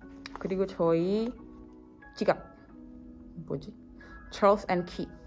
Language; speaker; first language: Korean; non-native, fluent; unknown